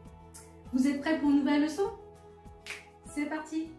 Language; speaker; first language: French; native; French